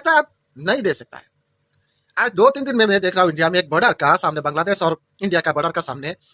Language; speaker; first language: Hindi; non-native, local second language; Bangla